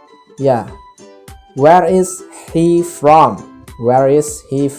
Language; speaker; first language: English; non-native, learner; Indonesian